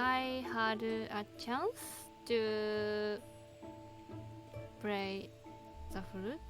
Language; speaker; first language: English; non-native, learner; Japanese